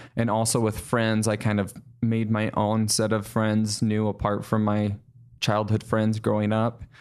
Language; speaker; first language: English; native; English